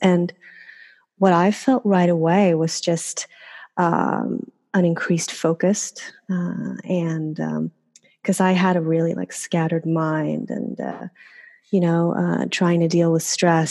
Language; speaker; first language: English; non-native, fluent; Swedish